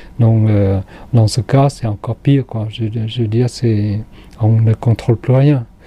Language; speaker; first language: French; non-native, fluent; Khmer